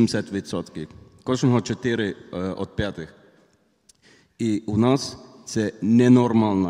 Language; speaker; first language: Ukrainian; non-native, learner; Finnish